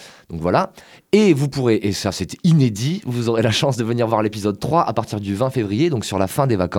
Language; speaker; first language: French; native; French